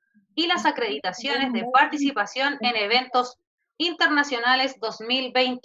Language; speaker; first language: Spanish; native; Spanish